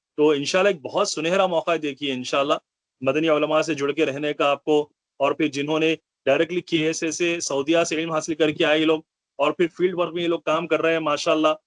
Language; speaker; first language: Urdu; native; Urdu